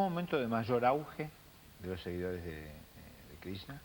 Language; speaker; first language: Spanish; native; Spanish